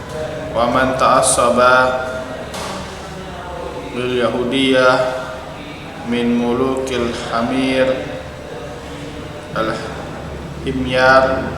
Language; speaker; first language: Arabic; non-native, fluent; Indonesian